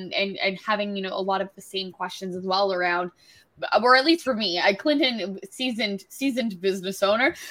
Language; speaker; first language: English; native; English